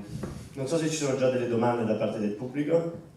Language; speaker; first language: Italian; native; Italian